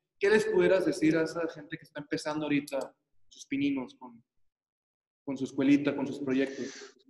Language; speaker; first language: Spanish; native; Spanish